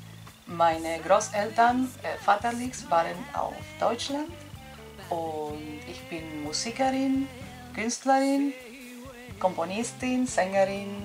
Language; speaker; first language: German; non-native, fluent; Spanish